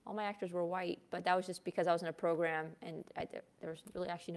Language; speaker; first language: English; early bilingual, other home language; Hindi